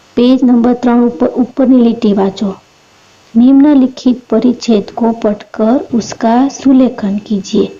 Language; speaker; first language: Hindi; non-native, local second language; Gujarati